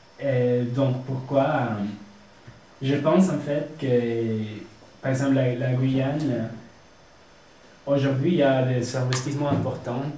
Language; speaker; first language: French; non-native, fluent; Spanish